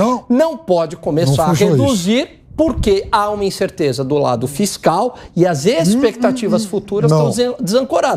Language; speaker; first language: Portuguese; native; Portuguese